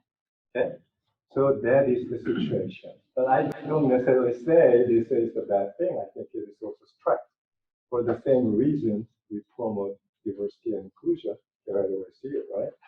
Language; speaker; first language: English; non-native, fluent; Korean